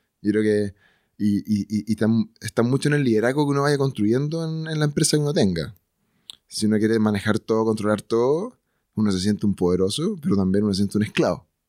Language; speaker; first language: Spanish; native; Spanish